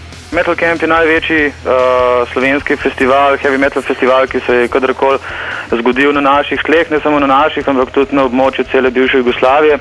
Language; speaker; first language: Slovenian; native; Slovenian